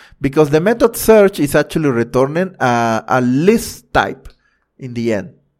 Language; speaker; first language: English; non-native, fluent; Spanish